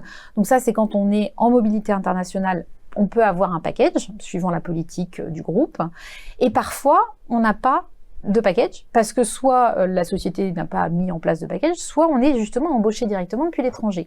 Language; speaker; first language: French; native; French